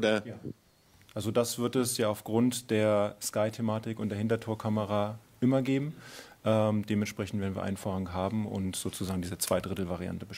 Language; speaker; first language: German; native; German